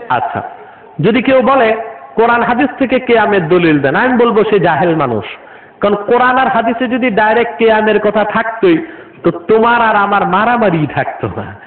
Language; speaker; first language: Bangla; non-native, local second language; Urdu